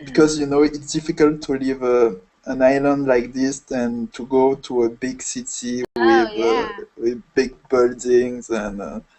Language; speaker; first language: English; non-native, fluent; French